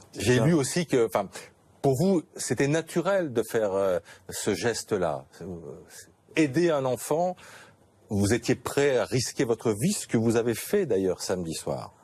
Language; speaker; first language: French; native; French